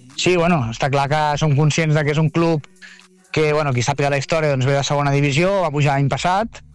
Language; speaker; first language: Catalan; native; Catalan